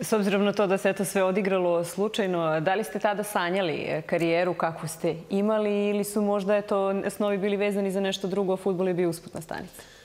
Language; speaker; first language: Serbian; native; Serbian